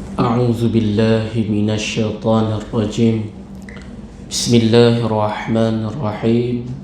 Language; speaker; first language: Malay; native; Malay